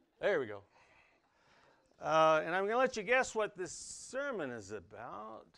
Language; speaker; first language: English; native; English